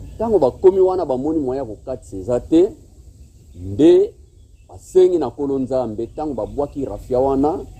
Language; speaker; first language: Lingala; non-native, local second language; Kongo